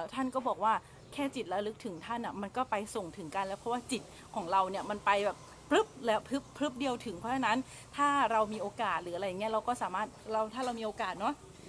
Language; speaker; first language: Thai; native; Thai